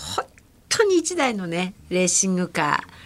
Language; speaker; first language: Japanese; native; Japanese